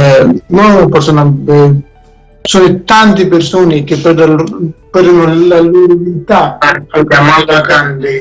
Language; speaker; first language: Italian; non-native, learner; Persian